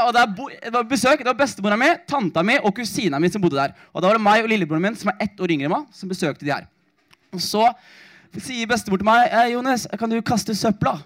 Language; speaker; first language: Norwegian; early bilingual, other home language; Somali